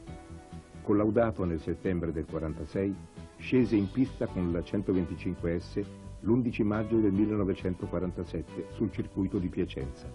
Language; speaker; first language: Italian; native; Italian